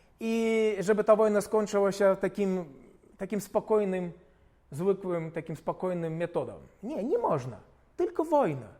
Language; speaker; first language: Polish; non-native, fluent; Ukrainian